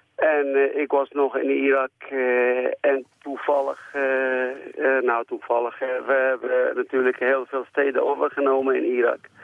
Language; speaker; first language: Dutch; non-native, fluent; Central Kurdish